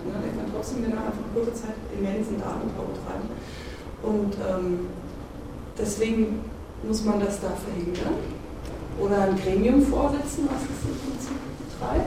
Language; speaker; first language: German; native; German